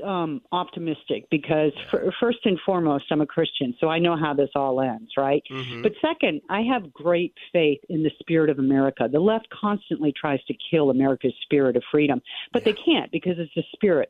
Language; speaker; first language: English; native; English